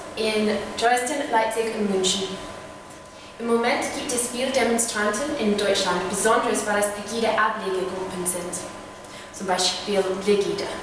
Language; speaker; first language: German; non-native, learner; English